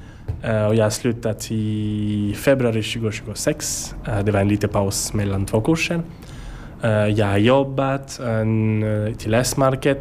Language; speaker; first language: Swedish; non-native, learner; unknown